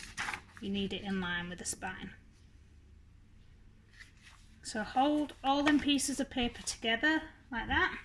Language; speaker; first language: English; native; English